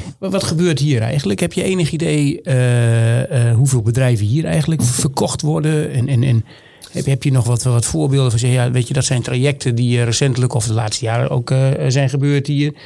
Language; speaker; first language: Dutch; native; Dutch